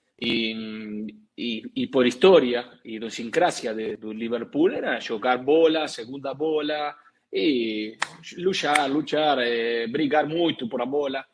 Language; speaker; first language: Portuguese; non-native, learner; Spanish